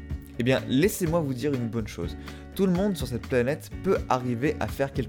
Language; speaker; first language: French; native; French